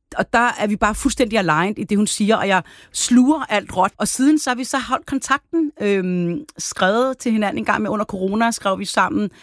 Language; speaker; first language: Danish; early bilingual, other home language; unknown